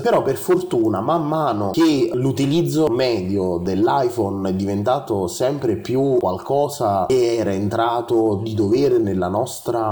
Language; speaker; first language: Italian; native; Italian